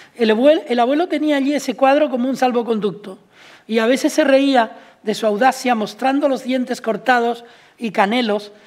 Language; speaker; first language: Spanish; native; Spanish